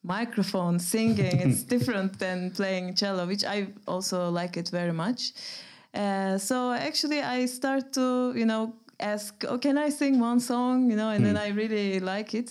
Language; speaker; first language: English; non-native, fluent; Turkish